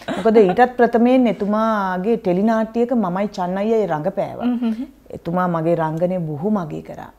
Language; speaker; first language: Sinhala; native; Sinhala